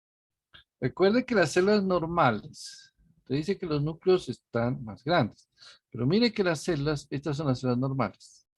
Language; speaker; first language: Spanish; native; Spanish